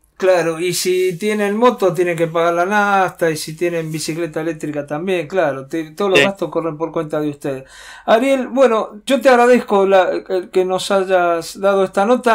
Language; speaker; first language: Spanish; native; Spanish